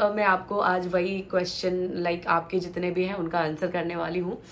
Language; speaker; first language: Hindi; non-native, local second language; Gujarati